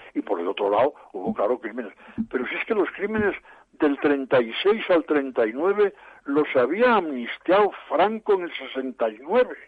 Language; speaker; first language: Spanish; native; Spanish